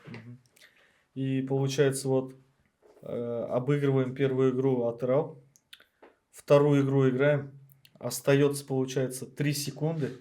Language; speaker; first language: Russian; native; Russian